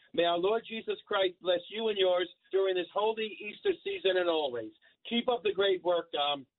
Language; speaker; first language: English; early bilingual, other home language; Italian